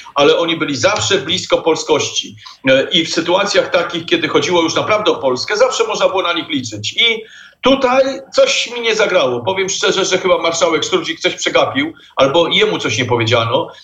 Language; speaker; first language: Polish; native; Polish